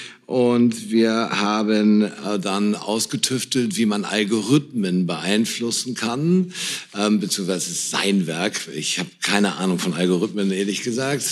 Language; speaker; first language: German; native; German